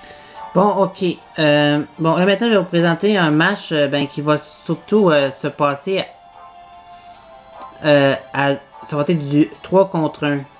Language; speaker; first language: French; native; French